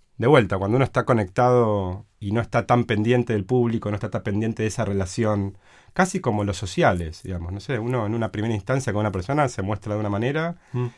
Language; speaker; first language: Spanish; native; Spanish